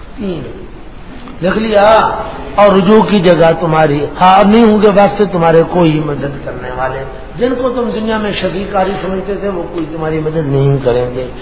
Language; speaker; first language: Urdu; non-native, local second language; Punjabi